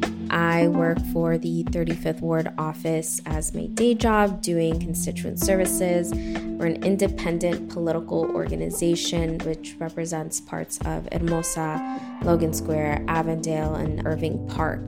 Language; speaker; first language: English; early bilingual, other home language; Spanish